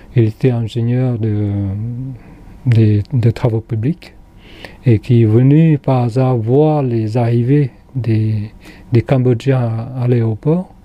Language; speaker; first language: French; non-native, fluent; Khmer